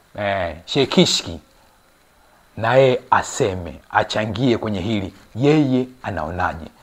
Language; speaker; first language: Swahili; native; Swahili